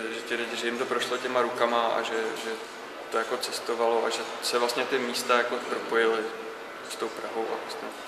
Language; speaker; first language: Czech; native; Czech